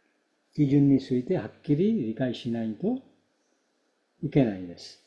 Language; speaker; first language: Japanese; non-native, fluent; Bangla